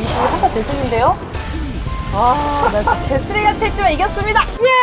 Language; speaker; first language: Korean; native; Korean